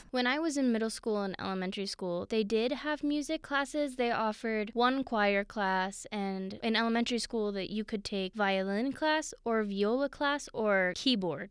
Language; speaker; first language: English; native; English